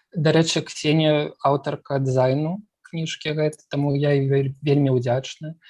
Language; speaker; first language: Belarusian; non-native, local second language; Russian